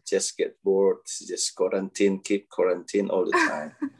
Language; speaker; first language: English; non-native, learner; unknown